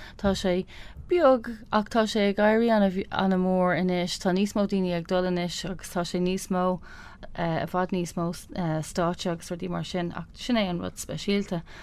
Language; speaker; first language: Irish; non-native, local second language; English